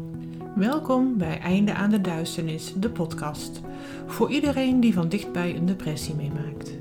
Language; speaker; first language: Dutch; native; Dutch